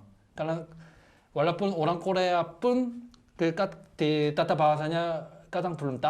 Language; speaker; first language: Indonesian; non-native, learner; Korean